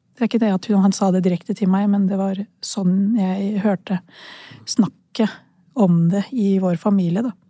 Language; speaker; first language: Norwegian; early bilingual, other home language; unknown